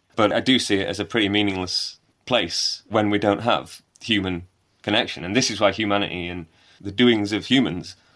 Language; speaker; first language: English; native; English